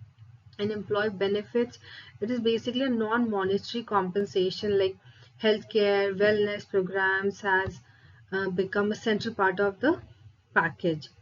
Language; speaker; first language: English; non-native, local second language; Hindi